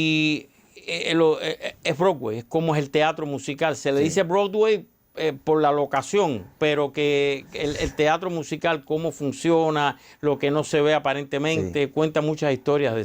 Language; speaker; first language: Spanish; native; Spanish